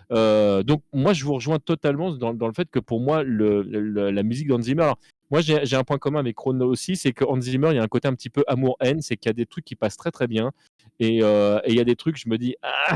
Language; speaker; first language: French; native; French